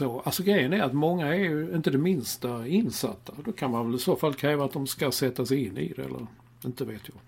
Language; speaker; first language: Swedish; native; Swedish